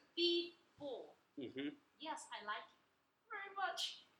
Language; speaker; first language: English; non-native, learner; Chinese